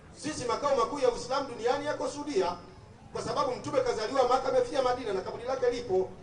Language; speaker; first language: Swahili; native; Swahili